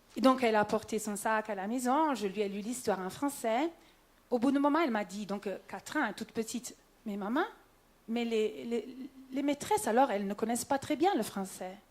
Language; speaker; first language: French; non-native, local second language; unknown